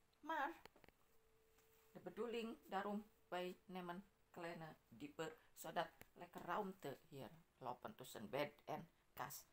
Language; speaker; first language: Dutch; non-native, learner; Indonesian